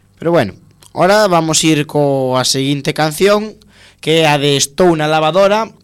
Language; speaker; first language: Galician; non-native, local second language; Spanish